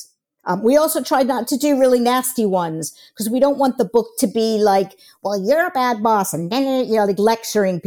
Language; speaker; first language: English; native; English